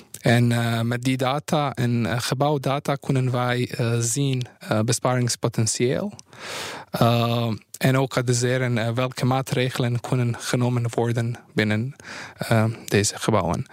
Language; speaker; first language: Dutch; non-native, fluent; Bosnian